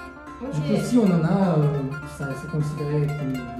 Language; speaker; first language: French; non-native, fluent; Korean